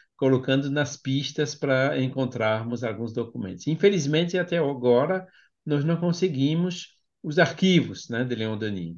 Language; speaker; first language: Portuguese; non-native, fluent; French